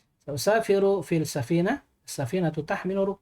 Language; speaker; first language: Arabic; non-native, fluent; Indonesian